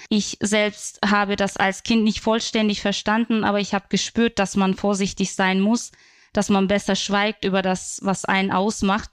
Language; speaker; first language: German; non-native, fluent; Turkish